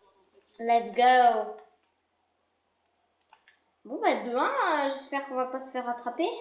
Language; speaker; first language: French; native; French